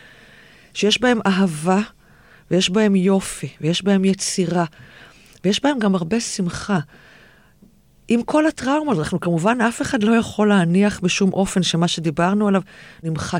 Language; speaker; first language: Hebrew; native; Hebrew